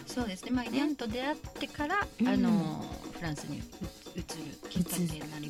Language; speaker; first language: Japanese; native; Japanese